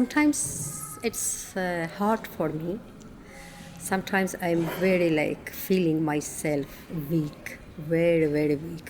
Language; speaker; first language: English; non-native, learner; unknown